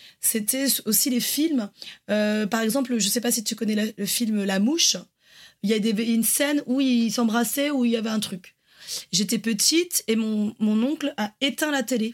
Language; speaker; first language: French; native; French